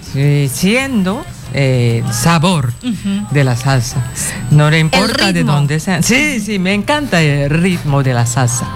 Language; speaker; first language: Spanish; non-native, learner; Japanese